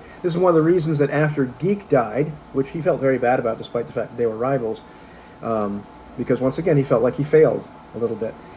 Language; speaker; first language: English; native; English